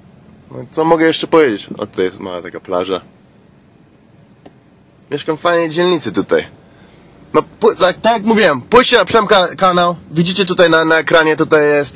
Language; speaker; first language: Polish; early bilingual, heritage; Polish